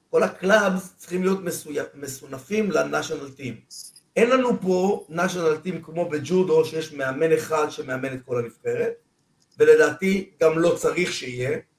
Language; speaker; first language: Hebrew; non-native, fluent; Spanish